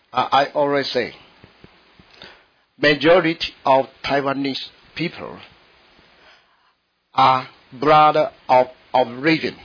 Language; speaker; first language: English; non-native, learner; Min Nan Chinese